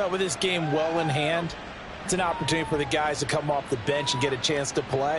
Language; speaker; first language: English; native; English